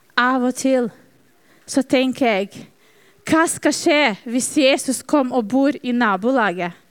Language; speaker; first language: Norwegian; non-native, fluent; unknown